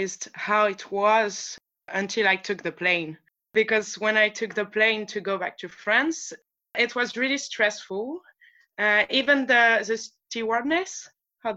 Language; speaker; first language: English; non-native, fluent; French